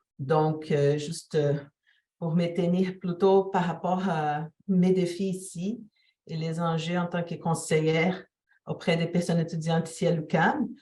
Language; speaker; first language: French; non-native, fluent; Portuguese